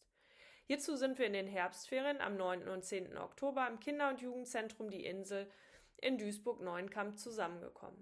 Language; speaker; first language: German; native; German